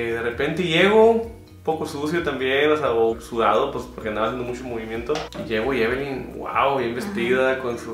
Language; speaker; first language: Spanish; native; Spanish